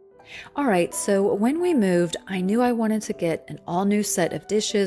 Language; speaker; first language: English; native; English